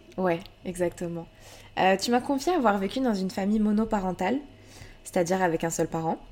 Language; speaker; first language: French; native; French